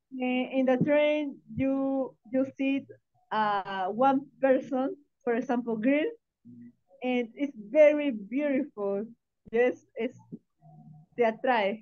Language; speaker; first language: English; non-native, learner; Spanish